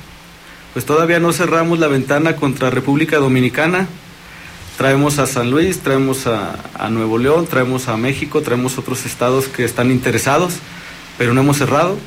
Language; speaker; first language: Spanish; native; Spanish